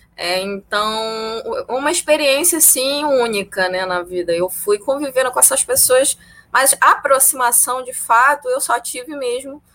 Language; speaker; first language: Portuguese; native; Portuguese